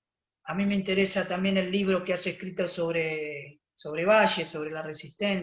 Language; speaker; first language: Spanish; native; Spanish